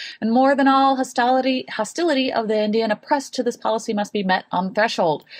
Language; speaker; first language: English; native; English